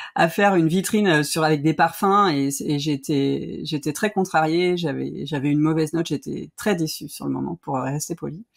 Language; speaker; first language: French; native; French